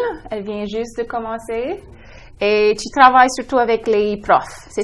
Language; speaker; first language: French; non-native, local second language; English